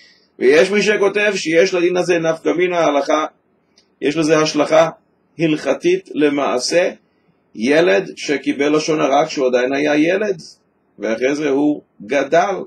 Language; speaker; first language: Hebrew; native; Hebrew